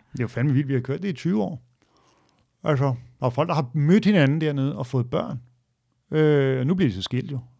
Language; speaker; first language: Danish; native; Danish